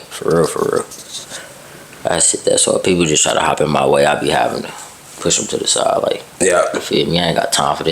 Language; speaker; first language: English; native; English